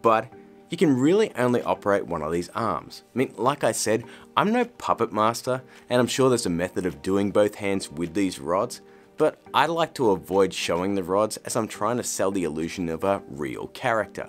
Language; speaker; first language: English; native; English